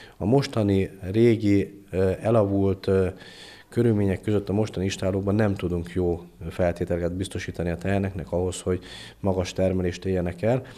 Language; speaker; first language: Hungarian; native; Hungarian